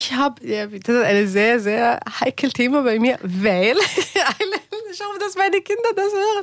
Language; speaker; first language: German; non-native, learner; Arabic